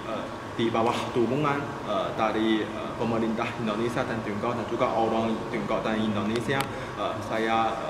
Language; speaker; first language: Indonesian; non-native, fluent; Chinese